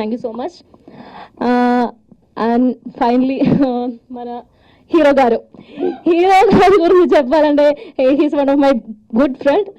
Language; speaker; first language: Telugu; non-native, learner; Malayalam